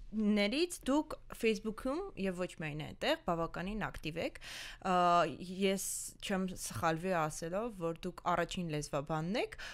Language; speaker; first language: Armenian; native; Armenian